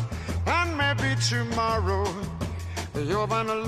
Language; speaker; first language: English; native; English